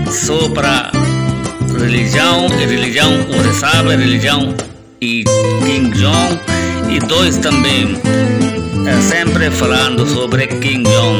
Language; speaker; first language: Portuguese; non-native, learner; Hindi